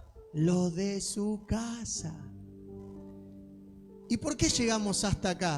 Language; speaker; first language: Spanish; native; Spanish